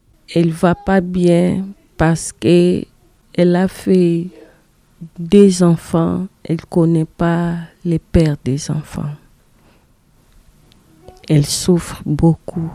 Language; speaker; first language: French; non-native, learner; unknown